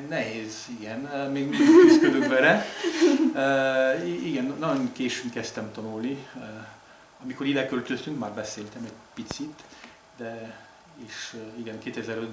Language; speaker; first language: Hungarian; non-native, learner; French